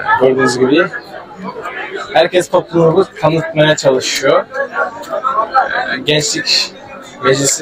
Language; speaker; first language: Turkish; non-native, fluent; Kyrgyz